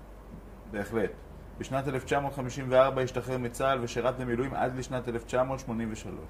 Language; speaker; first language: Hebrew; native; Hebrew